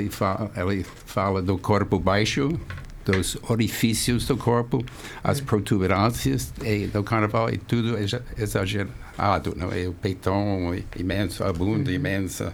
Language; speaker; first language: Portuguese; non-native, fluent; English